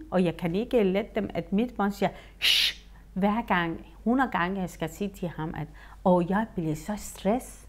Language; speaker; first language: Danish; non-native, fluent; Persian